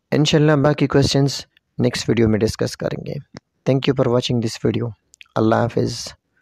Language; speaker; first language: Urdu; non-native, local second language; Pashto